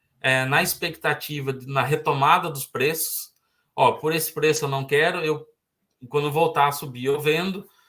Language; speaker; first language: Portuguese; native; Portuguese